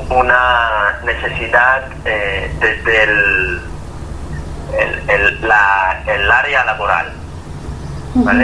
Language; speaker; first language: Spanish; non-native, fluent; Hebrew